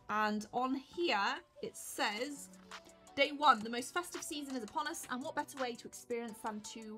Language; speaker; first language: English; native; English